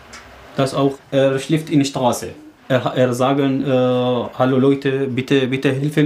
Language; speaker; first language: German; non-native, learner; Arabic